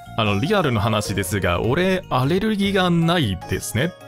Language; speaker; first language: Japanese; non-native, fluent; English